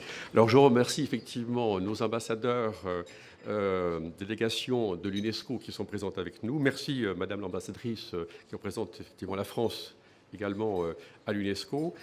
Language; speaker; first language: French; native; French